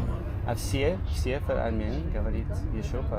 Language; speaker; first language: Russian; non-native, learner; English